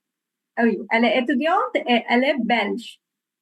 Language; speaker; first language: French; non-native, fluent; Bangla